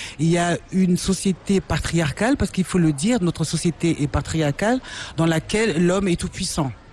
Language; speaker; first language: French; non-native, local second language; Lingala